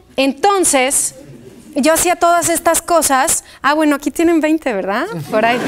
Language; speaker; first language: Spanish; early bilingual, other home language; Polish